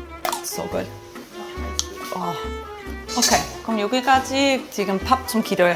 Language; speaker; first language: Korean; non-native, learner; German